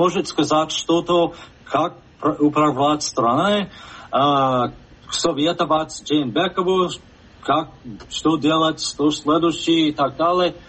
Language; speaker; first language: Russian; non-native, fluent; English